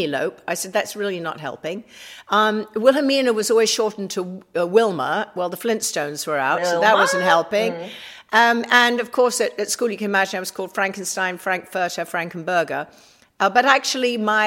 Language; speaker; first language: English; native; English